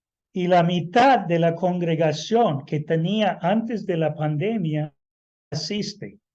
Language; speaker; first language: Spanish; non-native, fluent; English